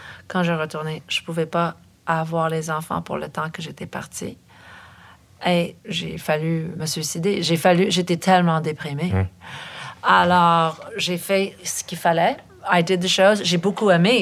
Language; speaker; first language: French; early bilingual, other home language; English